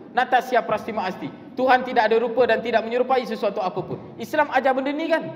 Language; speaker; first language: Malay; non-native, local second language; Tamil